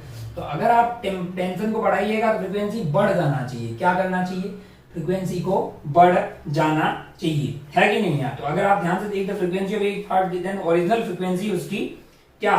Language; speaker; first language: Hindi; native; Hindi